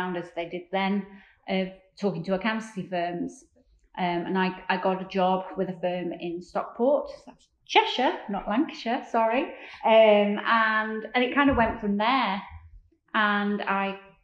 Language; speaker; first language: English; native; English